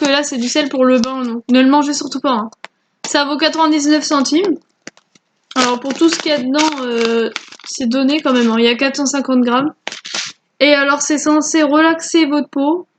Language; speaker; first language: French; native; French